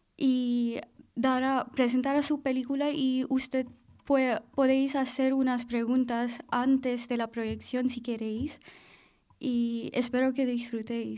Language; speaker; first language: Spanish; non-native, fluent; Chinese